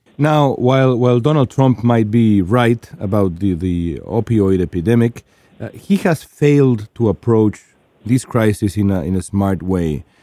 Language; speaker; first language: English; non-native, fluent; Spanish